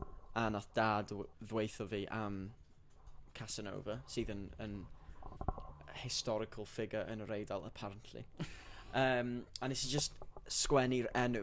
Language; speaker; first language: Welsh; native; Welsh